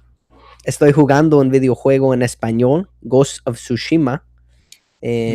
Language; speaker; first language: Spanish; non-native, fluent; English